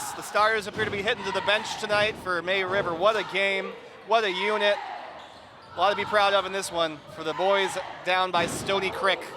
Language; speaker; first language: English; native; English